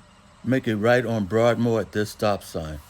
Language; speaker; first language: English; native; English